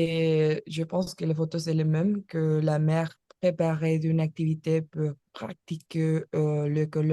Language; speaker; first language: French; non-native, learner; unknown